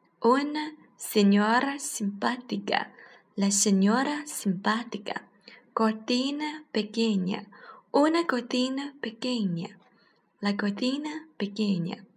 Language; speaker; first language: Spanish; non-native, learner; Chinese